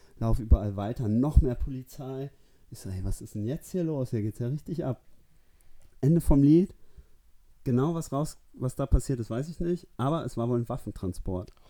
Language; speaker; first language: German; early bilingual, heritage; German